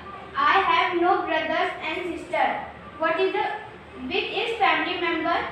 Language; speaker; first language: English; non-native, learner; Hindi